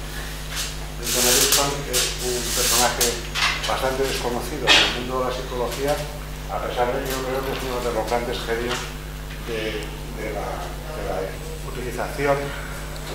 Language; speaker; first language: Spanish; native; Spanish